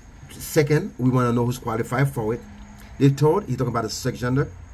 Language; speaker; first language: English; non-native, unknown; Haitian Creole